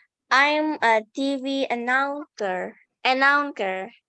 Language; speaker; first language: English; non-native, learner; Indonesian